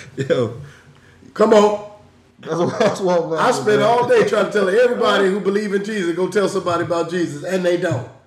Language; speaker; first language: English; native; English